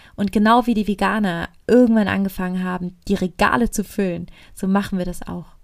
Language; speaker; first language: German; native; German